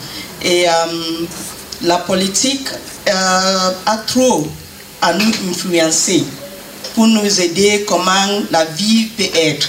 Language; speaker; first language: French; non-native, learner; English